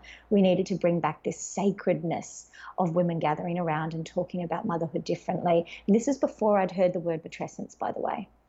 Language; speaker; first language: English; native; English